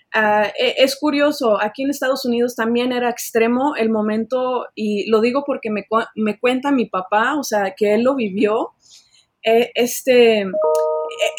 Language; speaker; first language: Spanish; early bilingual, heritage; Spanish